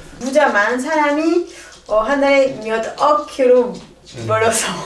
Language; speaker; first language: Korean; non-native, learner; French